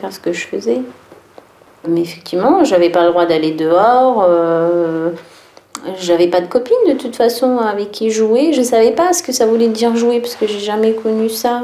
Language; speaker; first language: French; early bilingual, other home language; Arabic